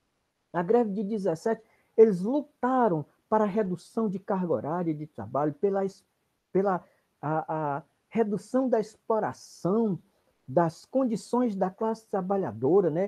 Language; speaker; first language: Portuguese; native; Portuguese